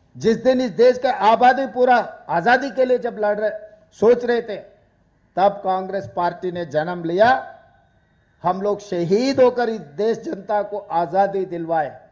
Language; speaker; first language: Hindi; non-native, local second language; Telugu